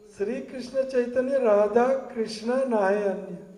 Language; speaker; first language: Hindi; non-native, learner; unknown